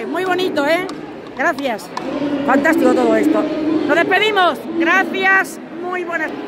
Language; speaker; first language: Spanish; native; Spanish